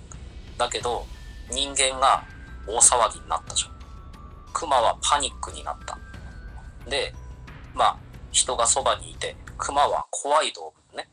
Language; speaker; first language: Japanese; native; Japanese